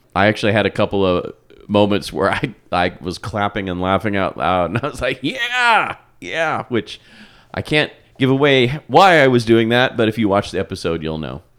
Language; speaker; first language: English; native; English